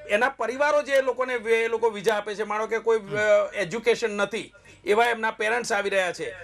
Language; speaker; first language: Gujarati; native; Gujarati